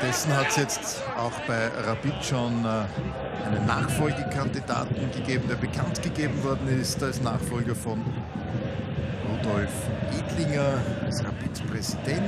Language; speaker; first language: German; native; German